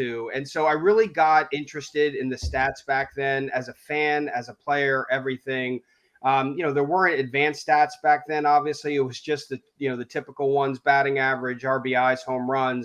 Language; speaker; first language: English; native; English